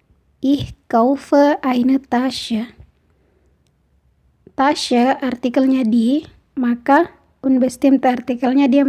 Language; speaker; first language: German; non-native, fluent; Indonesian